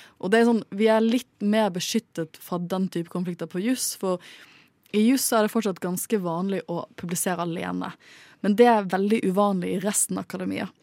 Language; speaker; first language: Norwegian; native; Norwegian